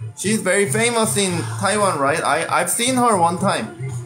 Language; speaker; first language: English; non-native, local second language; Korean